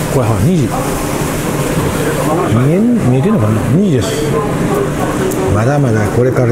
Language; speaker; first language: Japanese; native; Japanese